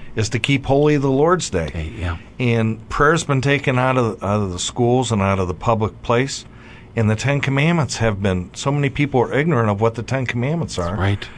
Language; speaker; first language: English; native; English